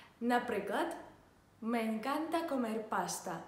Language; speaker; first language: Spanish; non-native, fluent; Ukrainian